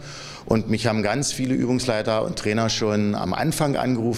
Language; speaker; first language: German; native; German